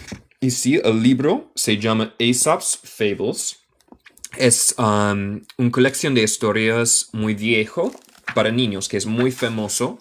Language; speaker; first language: Spanish; non-native, learner; English